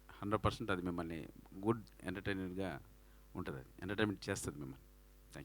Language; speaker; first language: Telugu; native; Telugu